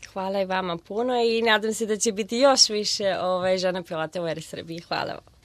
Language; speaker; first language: Serbian; early bilingual, heritage; Serbian